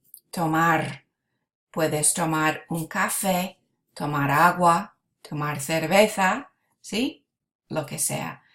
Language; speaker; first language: Spanish; non-native, fluent; English